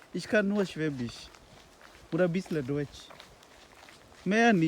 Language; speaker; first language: German; non-native, learner; Swahili